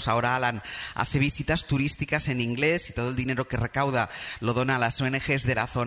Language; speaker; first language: Spanish; native; Spanish